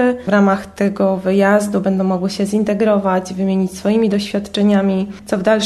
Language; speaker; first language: Polish; native; Polish